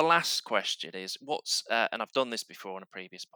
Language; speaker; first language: English; native; English